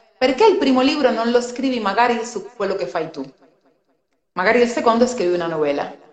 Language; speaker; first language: Italian; non-native, fluent; Spanish